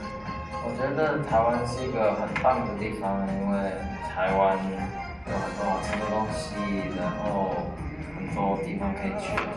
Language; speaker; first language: Chinese; early bilingual, heritage; Chinese